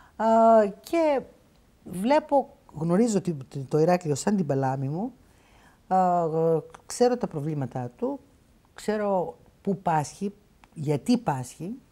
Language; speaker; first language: Greek; native; Greek